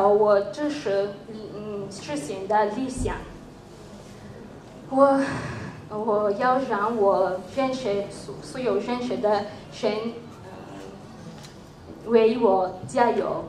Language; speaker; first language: Chinese; non-native, learner; Georgian